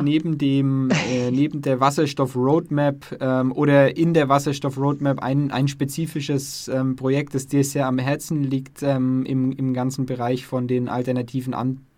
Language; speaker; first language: German; native; German